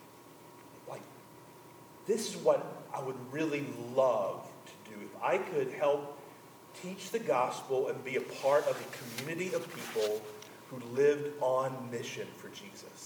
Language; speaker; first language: English; native; English